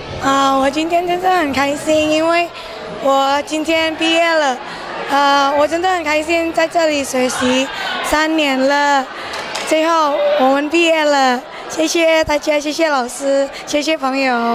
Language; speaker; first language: Chinese; non-native, learner; Indonesian